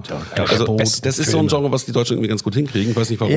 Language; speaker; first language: German; native; German